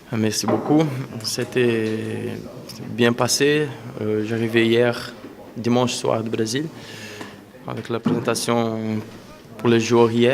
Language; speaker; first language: French; non-native, fluent; Portuguese